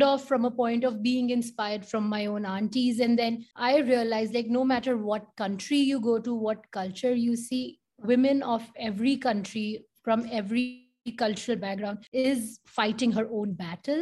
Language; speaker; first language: English; non-native, local second language; Hindi